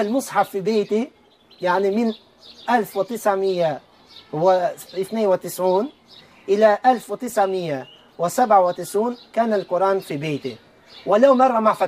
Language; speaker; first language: Arabic; non-native, learner; Albanian